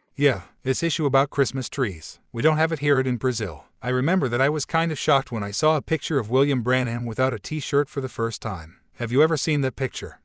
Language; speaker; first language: English; non-native, fluent; Portuguese